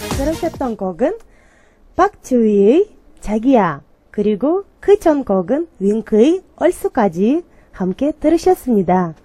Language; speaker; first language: Korean; non-native, learner; Kyrgyz